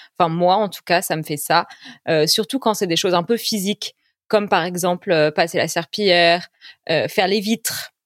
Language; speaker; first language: French; native; French